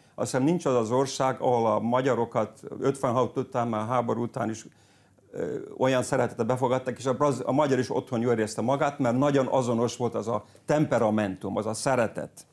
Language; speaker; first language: Hungarian; early bilingual, heritage; Hungarian